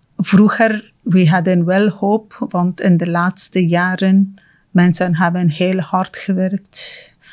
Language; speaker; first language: Dutch; non-native, fluent; Persian